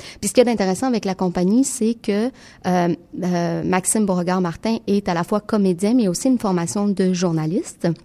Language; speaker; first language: French; native; French